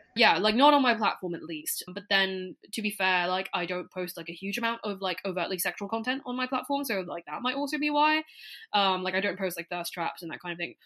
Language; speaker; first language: English; non-native, local second language; Cantonese